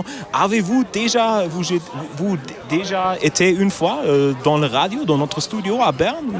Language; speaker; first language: French; non-native, learner; German